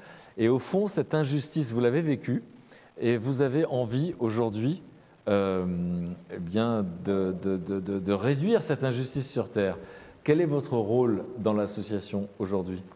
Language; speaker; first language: French; native; French